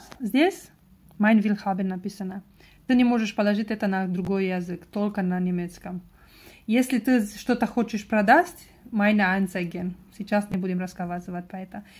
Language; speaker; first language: Russian; non-native, learner; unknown